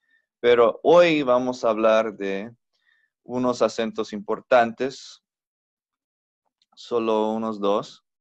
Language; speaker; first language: Spanish; non-native, fluent; English